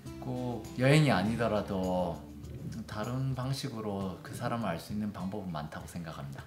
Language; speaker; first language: Korean; native; Korean